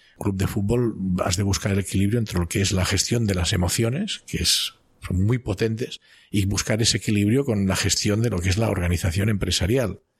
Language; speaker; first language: Spanish; non-native, local second language; Catalan